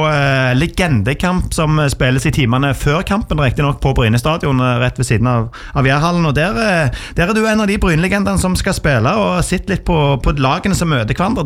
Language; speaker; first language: Norwegian; native; Norwegian